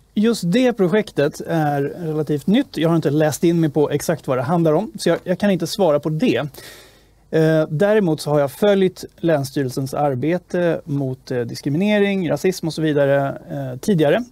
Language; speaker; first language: Swedish; native; Swedish